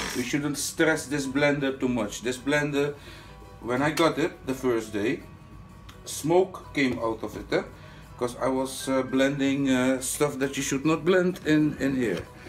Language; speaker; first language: English; non-native, fluent; Dutch